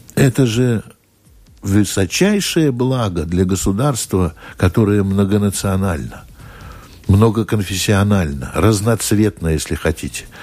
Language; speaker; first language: Russian; native; Russian